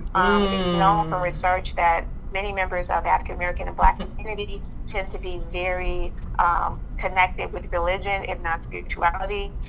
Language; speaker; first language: English; native; English